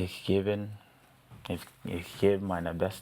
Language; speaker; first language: German; non-native, learner; English